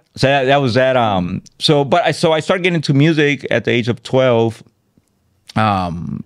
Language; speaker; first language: English; native; English